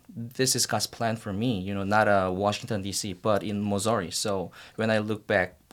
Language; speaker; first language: English; non-native, fluent; Korean